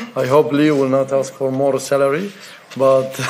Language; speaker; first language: English; non-native, fluent; Arabic